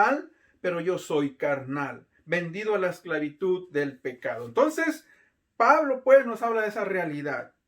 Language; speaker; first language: Spanish; native; Spanish